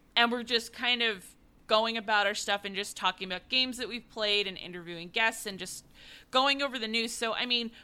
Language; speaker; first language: English; native; English